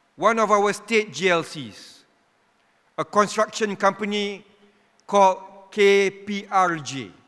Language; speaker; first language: English; non-native, local second language; Malay